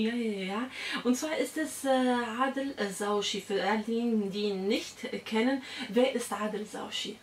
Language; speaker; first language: German; non-native, fluent; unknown